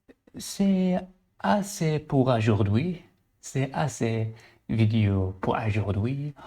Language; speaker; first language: French; non-native, learner; Arabic